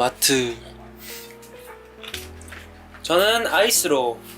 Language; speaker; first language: Korean; native; Korean